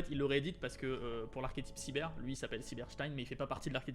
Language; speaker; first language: French; native; French